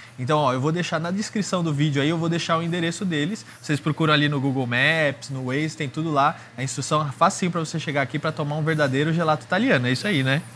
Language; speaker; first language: Portuguese; native; Portuguese